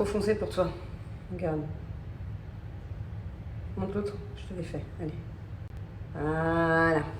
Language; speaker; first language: French; native; French